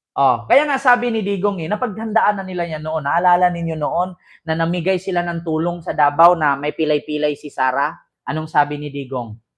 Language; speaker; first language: Filipino; non-native, local second language; Cebuano